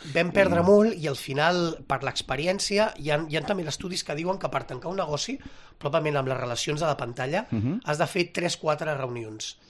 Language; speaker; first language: Catalan; native; Catalan